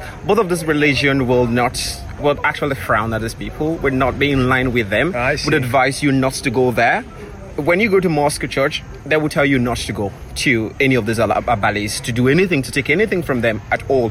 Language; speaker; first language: English; non-native, local second language; Krio